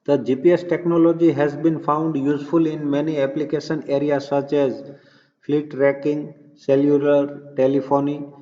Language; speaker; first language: English; non-native, local second language; Gujarati